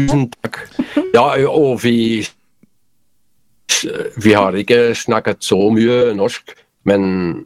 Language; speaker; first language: Norwegian; non-native, learner; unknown